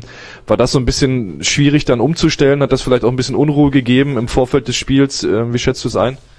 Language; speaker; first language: German; native; German